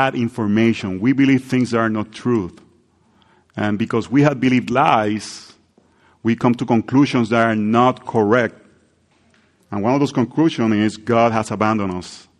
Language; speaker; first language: English; non-native, fluent; Spanish